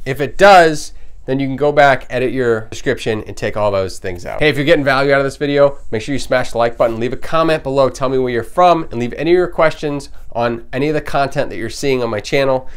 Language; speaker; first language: English; native; English